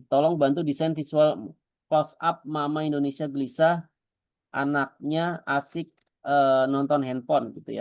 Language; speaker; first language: Indonesian; native; Indonesian